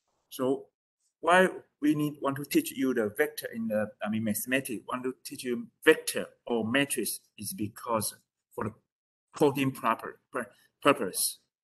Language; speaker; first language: English; non-native, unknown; Chinese